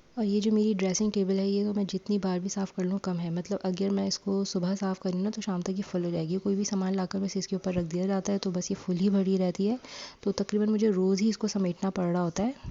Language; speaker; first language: Urdu; native; Urdu